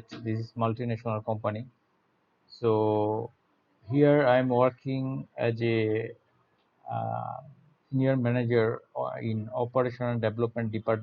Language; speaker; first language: English; non-native, learner; Bangla